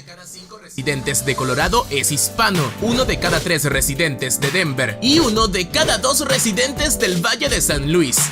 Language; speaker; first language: Spanish; native; Spanish